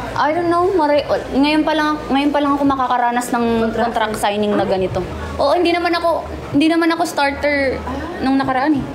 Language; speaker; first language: Filipino; non-native, local second language; Waray